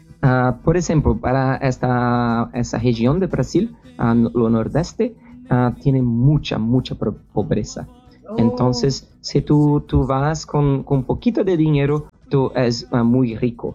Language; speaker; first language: Spanish; non-native, learner; Portuguese